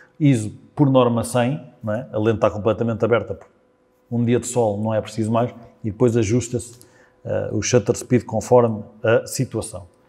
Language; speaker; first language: Portuguese; native; Portuguese